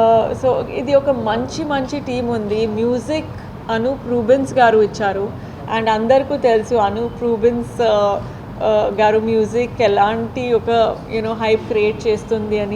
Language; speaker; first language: Telugu; non-native, fluent; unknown